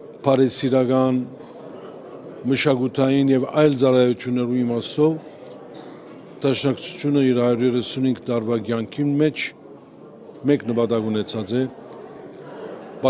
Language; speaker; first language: Armenian; early bilingual, heritage; Armenian